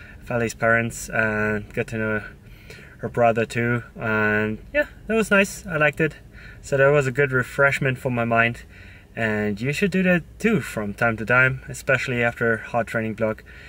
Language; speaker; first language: English; non-native, fluent; German